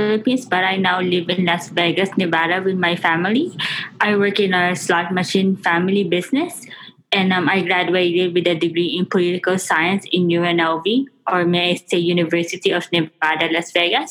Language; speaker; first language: English; non-native, local second language; Filipino